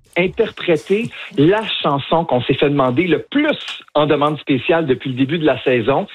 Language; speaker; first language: French; native; French